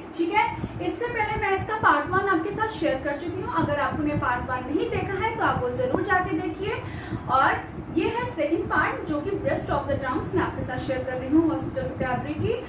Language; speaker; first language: Hindi; native; Hindi